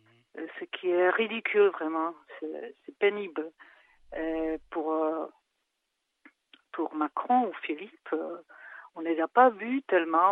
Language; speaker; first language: French; non-native, fluent; Czech